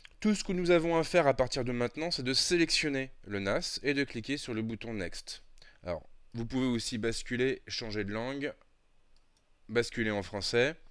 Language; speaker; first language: French; native; French